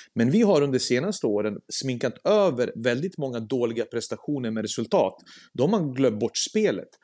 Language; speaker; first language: Swedish; early bilingual, other home language; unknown